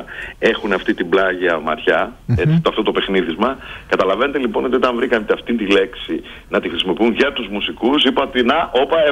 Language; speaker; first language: Greek; native; Greek